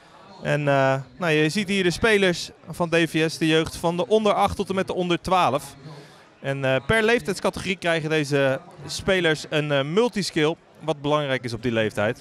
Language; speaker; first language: Dutch; native; Dutch